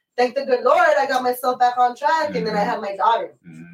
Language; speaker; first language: English; early bilingual, other home language; Spanish